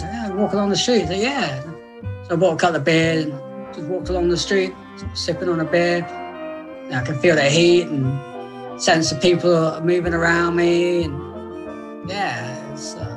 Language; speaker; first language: English; native; English